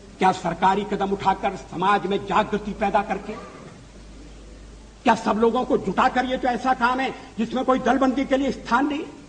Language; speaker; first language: Hindi; native; Hindi